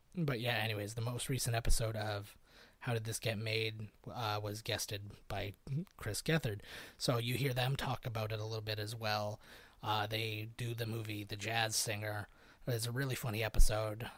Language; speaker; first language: English; native; English